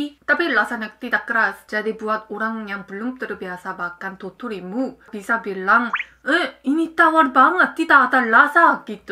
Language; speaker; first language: Indonesian; non-native, fluent; Korean